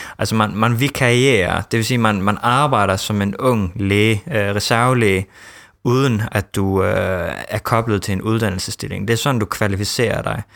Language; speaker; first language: Danish; early bilingual, heritage; Danish